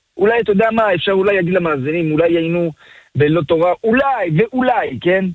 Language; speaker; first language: Hebrew; early bilingual, other home language; French